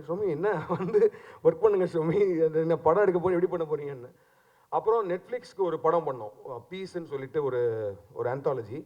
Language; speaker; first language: Tamil; native; Tamil